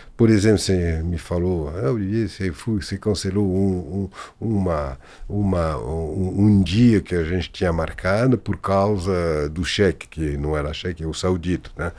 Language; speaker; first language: Portuguese; non-native, fluent; French